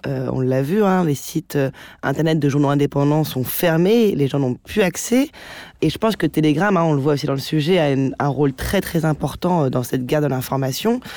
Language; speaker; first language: French; native; French